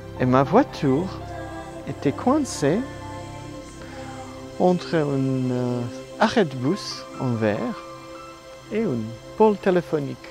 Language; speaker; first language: French; non-native, learner; Italian